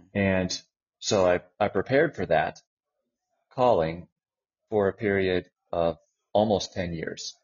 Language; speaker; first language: English; native; English